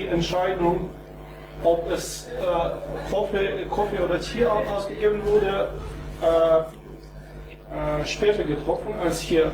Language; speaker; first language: German; non-native, fluent; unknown